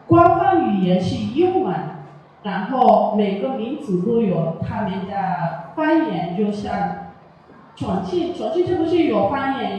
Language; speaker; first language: Chinese; non-native, fluent; Igbo